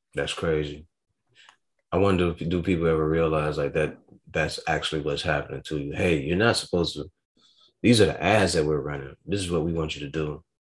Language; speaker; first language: English; native; English